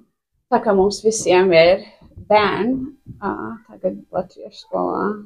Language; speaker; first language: Latvian; early bilingual, heritage; Latvian